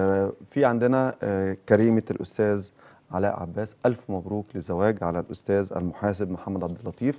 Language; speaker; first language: Arabic; native; Arabic